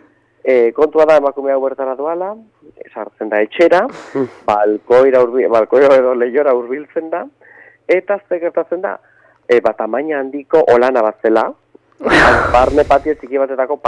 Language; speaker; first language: Basque; native; Basque